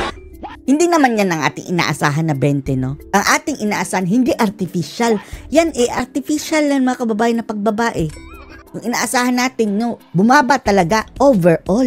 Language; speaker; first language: Filipino; native; Filipino